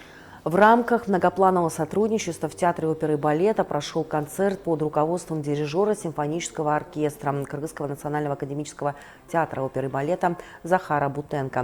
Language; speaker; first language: Russian; native; Russian